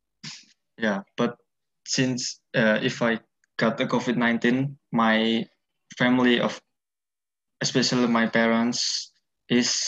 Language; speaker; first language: English; non-native, learner; Indonesian